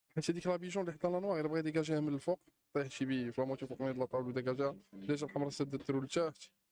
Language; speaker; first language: French; non-native, local second language; Arabic